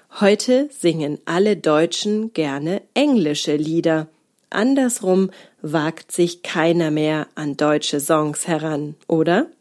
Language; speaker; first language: German; native; German